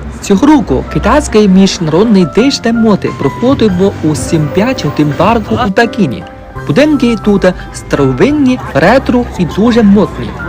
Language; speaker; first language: Ukrainian; non-native, learner; Chinese